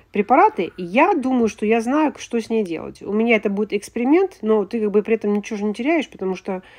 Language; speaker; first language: Russian; native; Russian